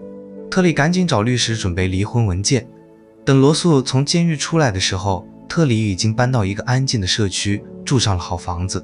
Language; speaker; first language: Chinese; native; Chinese